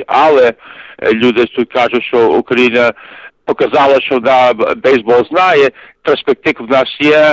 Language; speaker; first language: Ukrainian; early bilingual, heritage; Ukrainian